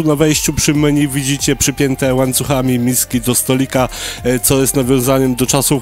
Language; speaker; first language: Polish; native; Polish